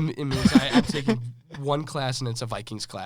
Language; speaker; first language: English; native; English